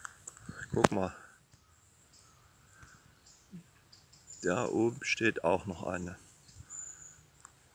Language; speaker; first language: German; native; German